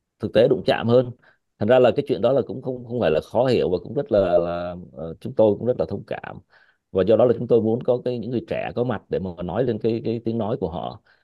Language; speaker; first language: Vietnamese; native; Vietnamese